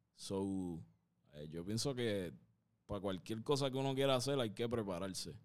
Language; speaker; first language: Spanish; native; Spanish